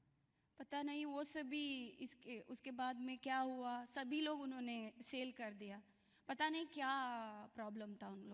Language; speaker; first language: Hindi; non-native, local second language; Kannada